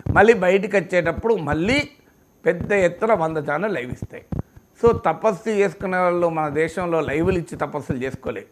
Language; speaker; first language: Telugu; native; Telugu